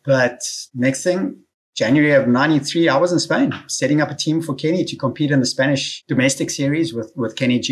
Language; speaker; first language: English; native; English